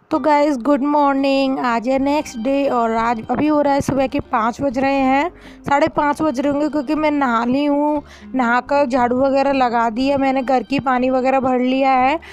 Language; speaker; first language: Hindi; native; Hindi